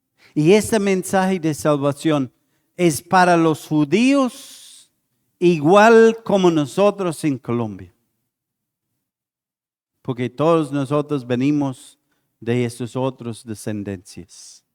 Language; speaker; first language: Spanish; non-native, fluent; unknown